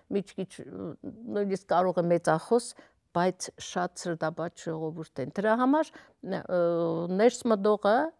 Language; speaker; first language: Armenian; native; Armenian